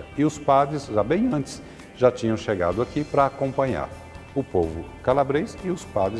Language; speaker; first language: Portuguese; native; Portuguese